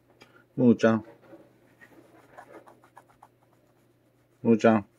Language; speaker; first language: Japanese; native; Japanese